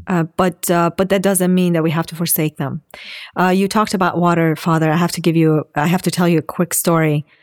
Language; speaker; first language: English; non-native, fluent; Assyrian Neo-Aramaic